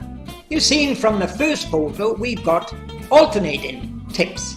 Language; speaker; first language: English; native; English